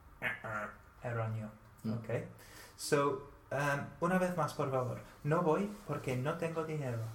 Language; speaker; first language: Spanish; non-native, fluent; English